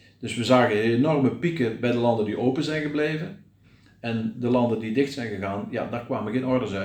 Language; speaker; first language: Dutch; native; Dutch